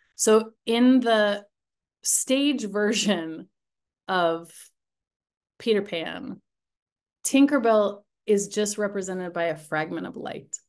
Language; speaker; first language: English; native; English